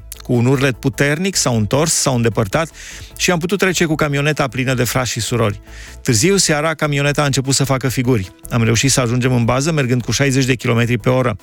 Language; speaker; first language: Romanian; native; Romanian